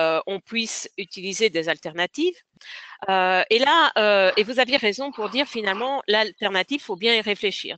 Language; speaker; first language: French; native; French